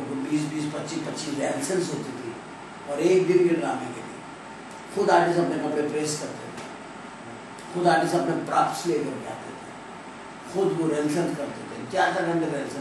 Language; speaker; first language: Urdu; native; Urdu